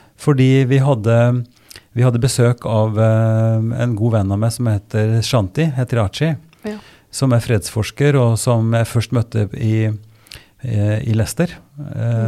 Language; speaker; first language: Norwegian; native; Norwegian